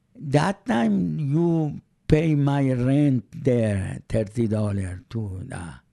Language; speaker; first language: English; non-native, learner; Persian